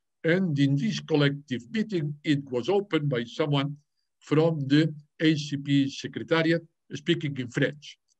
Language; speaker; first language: English; non-native, fluent; Catalan